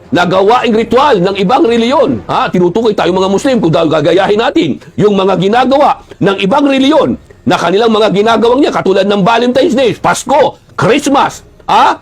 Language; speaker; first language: Filipino; native; Filipino